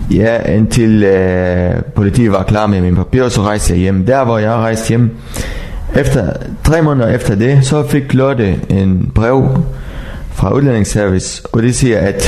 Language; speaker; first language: Danish; non-native, learner; Arabic